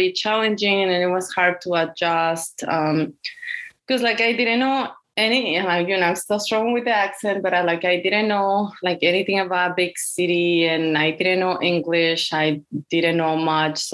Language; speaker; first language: English; non-native, fluent; Spanish